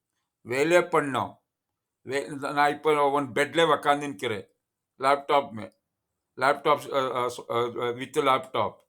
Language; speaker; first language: Tamil; non-native, learner; Kannada